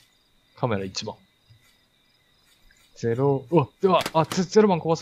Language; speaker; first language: Japanese; native; Japanese